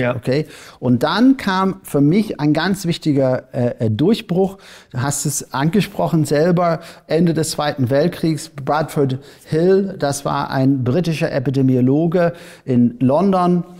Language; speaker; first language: German; non-native, fluent; English